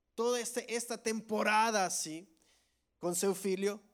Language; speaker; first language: Portuguese; non-native, learner; Spanish